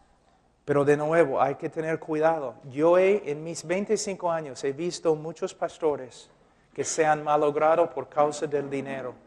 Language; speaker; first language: Spanish; non-native, fluent; English